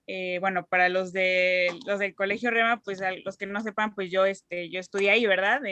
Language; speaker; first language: Spanish; native; Spanish